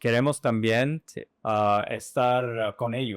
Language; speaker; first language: Spanish; non-native, fluent; English